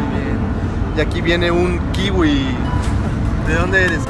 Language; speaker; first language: Spanish; native; Spanish